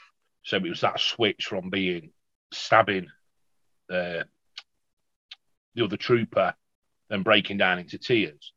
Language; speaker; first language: English; native; English